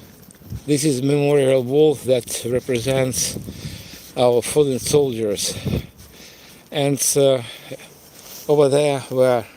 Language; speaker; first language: English; non-native, fluent; Russian